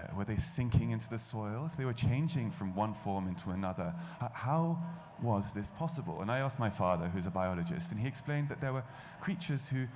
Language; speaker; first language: English; native; English